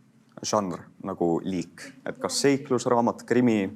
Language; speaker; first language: Estonian; native; Estonian